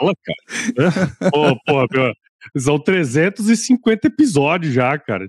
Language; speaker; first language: Portuguese; native; Portuguese